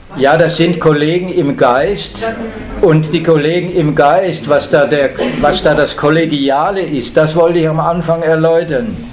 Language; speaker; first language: German; native; German